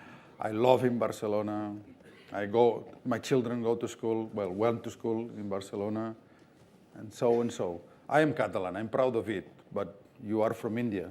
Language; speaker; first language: English; non-native, fluent; Catalan